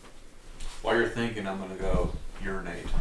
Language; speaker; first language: English; native; English